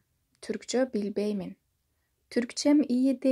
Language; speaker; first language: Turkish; non-native, fluent; Kyrgyz